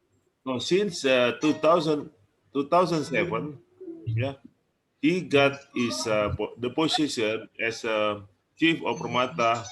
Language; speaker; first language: English; non-native, learner; Indonesian